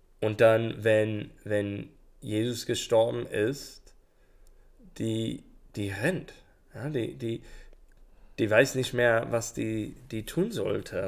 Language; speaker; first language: German; non-native, learner; English